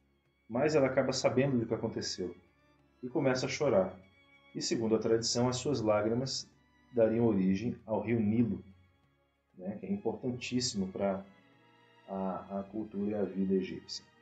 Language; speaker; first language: Portuguese; native; Portuguese